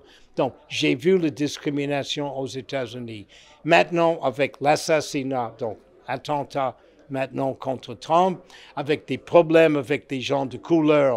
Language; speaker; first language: French; non-native, fluent; English